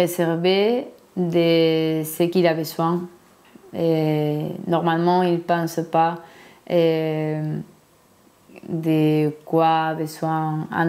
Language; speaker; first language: French; non-native, learner; Spanish